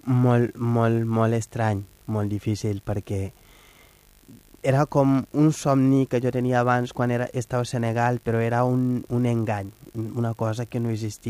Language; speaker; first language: Catalan; non-native, fluent; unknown